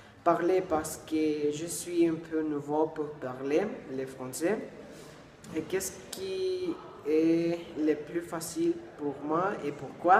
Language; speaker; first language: French; non-native, learner; Spanish